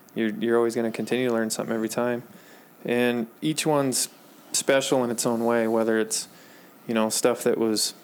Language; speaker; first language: English; native; English